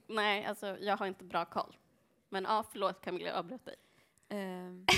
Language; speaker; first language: Swedish; early bilingual, other home language; Spanish